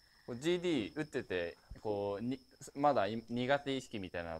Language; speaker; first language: Japanese; native; Japanese